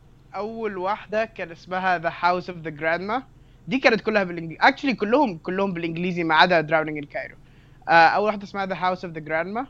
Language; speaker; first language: Arabic; native; Arabic